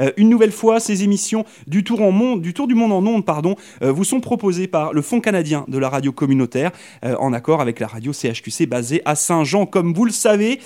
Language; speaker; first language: French; native; French